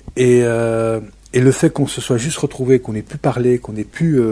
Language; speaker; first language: French; native; French